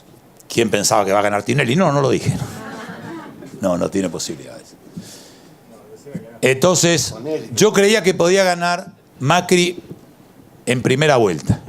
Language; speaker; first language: Spanish; native; Spanish